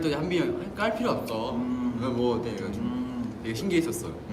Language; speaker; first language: Korean; native; Korean